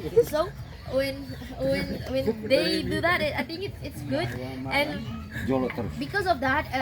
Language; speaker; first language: English; non-native, learner; Indonesian